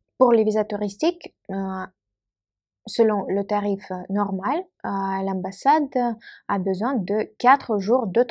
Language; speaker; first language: French; non-native, fluent; Russian